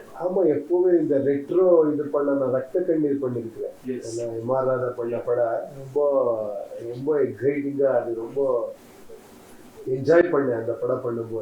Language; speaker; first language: Tamil; non-native, learner; Kannada